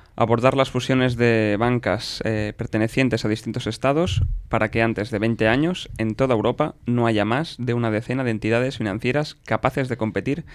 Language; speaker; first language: Spanish; non-native, local second language; Catalan